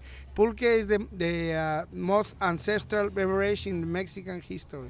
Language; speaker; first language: English; non-native, learner; Spanish